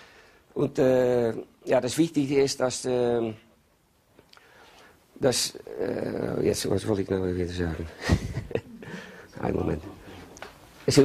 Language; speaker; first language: German; non-native, learner; Dutch